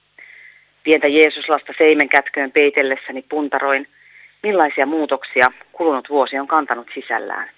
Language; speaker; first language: Finnish; native; Finnish